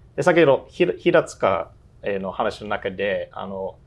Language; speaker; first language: Japanese; non-native, fluent; English